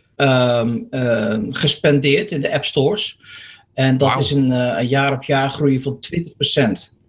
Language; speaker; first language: Dutch; native; Dutch